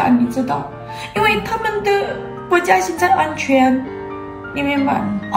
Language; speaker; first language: Chinese; non-native, learner; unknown